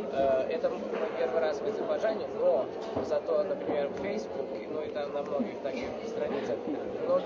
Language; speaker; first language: Russian; early bilingual, heritage; Russian